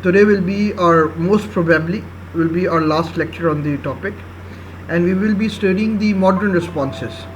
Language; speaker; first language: English; non-native, local second language; Urdu